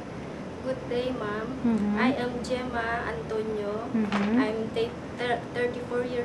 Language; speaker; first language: English; non-native, learner; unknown